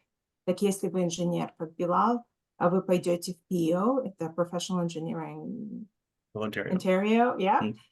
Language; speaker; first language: Russian; early bilingual, heritage; Russian